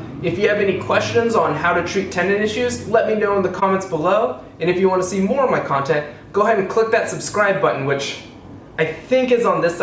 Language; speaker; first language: English; native; English